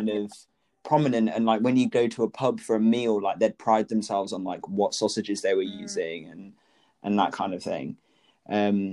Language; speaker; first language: English; native; English